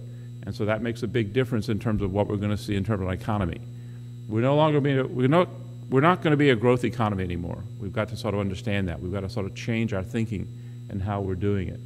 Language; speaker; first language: English; native; English